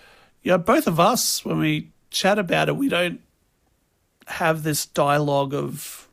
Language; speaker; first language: English; native; English